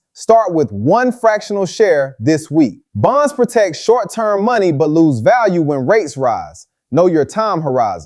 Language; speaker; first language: English; native; English